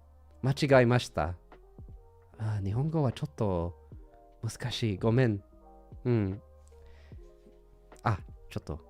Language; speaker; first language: Japanese; non-native, learner; English